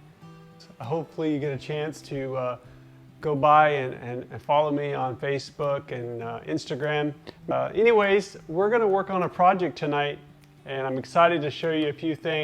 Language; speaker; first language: English; native; English